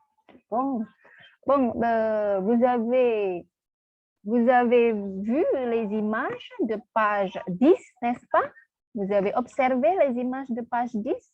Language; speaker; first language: French; non-native, fluent; Indonesian